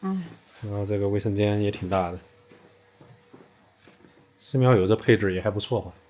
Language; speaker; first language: Chinese; native; Chinese